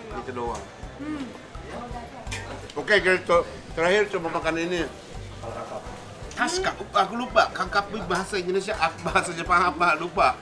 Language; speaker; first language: Indonesian; non-native, fluent; Japanese